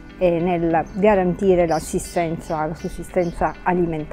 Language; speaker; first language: Italian; native; Italian